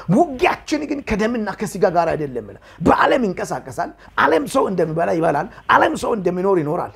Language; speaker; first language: Amharic; non-native, local second language; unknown